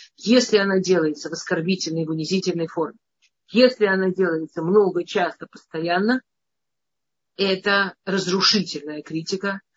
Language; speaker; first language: Russian; native; Russian